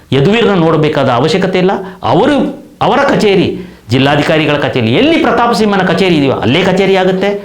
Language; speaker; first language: Kannada; non-native, local second language; Kodava